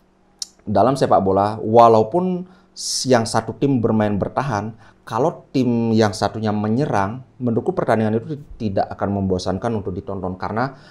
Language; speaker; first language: Indonesian; native; Indonesian